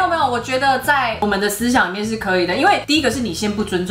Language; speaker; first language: Chinese; native; Chinese